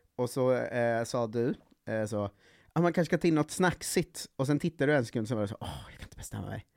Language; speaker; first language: Swedish; native; Swedish